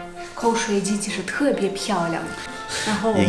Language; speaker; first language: Chinese; non-native, fluent; Russian